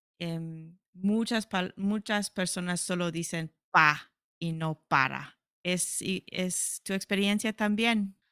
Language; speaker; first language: Spanish; non-native, fluent; English